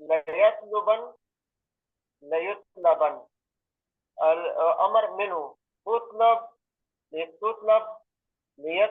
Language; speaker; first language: Arabic; non-native, learner; Urdu